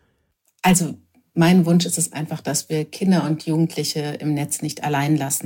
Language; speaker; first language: German; native; German